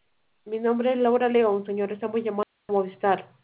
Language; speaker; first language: Spanish; native; Spanish